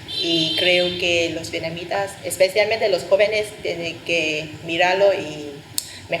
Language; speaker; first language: Spanish; non-native, fluent; Vietnamese